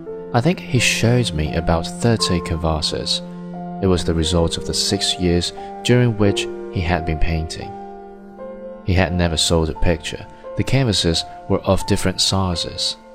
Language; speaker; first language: English; non-native, fluent; Chinese